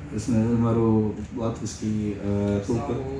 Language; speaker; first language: Latvian; non-native, learner; Urdu